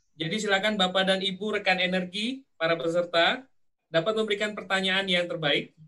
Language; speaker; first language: Indonesian; native; Indonesian